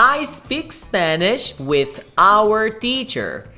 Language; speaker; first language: English; non-native, fluent; Portuguese